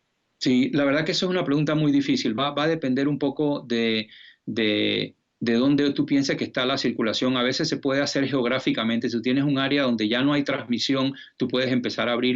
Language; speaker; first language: Spanish; native; Spanish